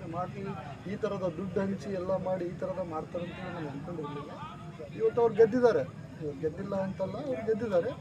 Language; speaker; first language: Kannada; non-native, local second language; Urdu